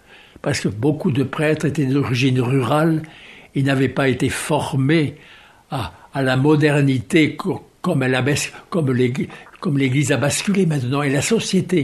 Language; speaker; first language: French; native; French